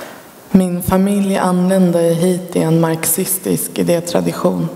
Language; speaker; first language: Swedish; early bilingual, other home language; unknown